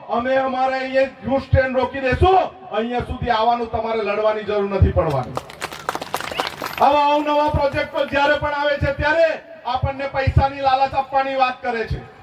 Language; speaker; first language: Gujarati; non-native, local second language; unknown